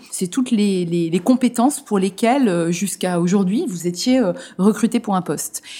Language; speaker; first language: French; native; French